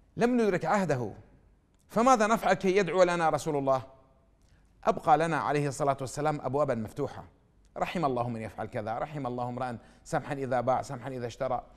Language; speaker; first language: Arabic; native; Arabic